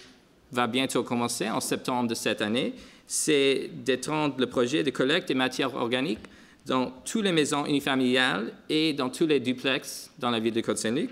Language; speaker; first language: French; non-native, local second language; English